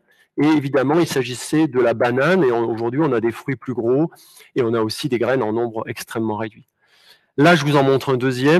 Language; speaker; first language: French; native; French